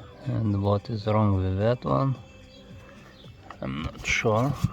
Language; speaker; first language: English; non-native, learner; Lithuanian